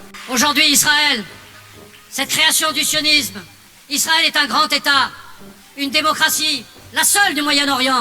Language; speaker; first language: French; native; French